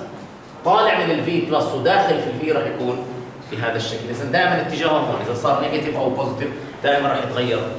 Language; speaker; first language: Arabic; native; Arabic